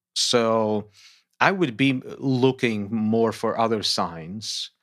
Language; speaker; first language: English; non-native, fluent; Portuguese